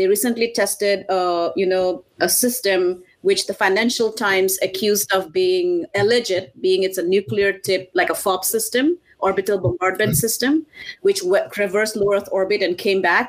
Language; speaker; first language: English; non-native, local second language; Assamese